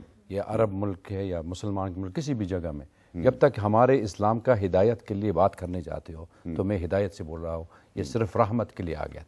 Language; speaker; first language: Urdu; non-native, learner; Arabic